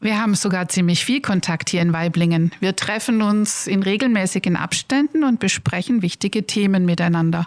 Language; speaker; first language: German; native; German